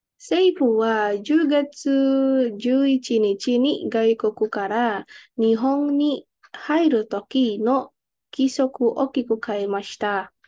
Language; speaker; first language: Japanese; non-native, learner; Indonesian